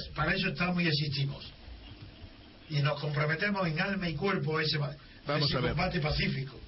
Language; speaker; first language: Spanish; native; Spanish